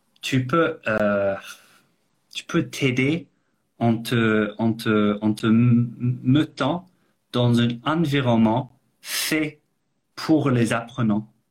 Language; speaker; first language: French; non-native, fluent; English